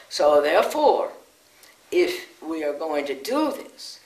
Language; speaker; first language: English; native; English